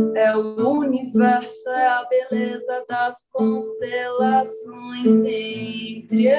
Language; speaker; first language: Portuguese; native; Portuguese